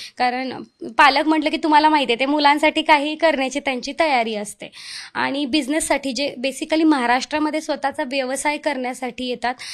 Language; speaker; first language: Marathi; non-native, local second language; Hindi